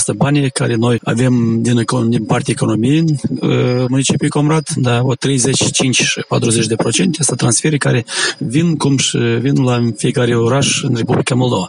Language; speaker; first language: Romanian; non-native, local second language; Gagauz